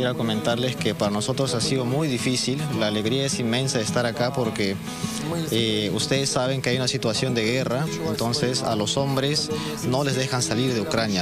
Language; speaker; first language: Spanish; non-native, fluent; Ukrainian